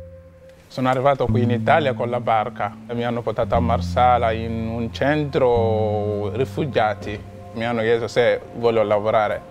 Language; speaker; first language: Italian; non-native, learner; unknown